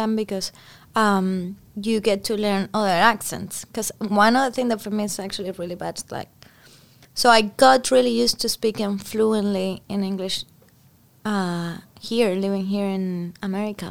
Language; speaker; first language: English; non-native, fluent; Spanish